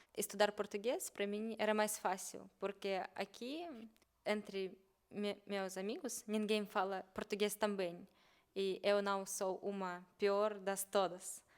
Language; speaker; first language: Portuguese; non-native, learner; Russian